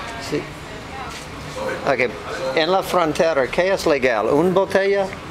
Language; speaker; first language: Spanish; non-native, learner; English